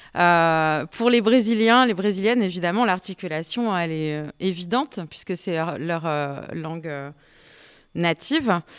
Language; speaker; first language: French; native; French